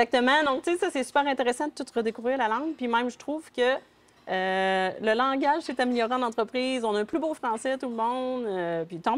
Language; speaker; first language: French; native; French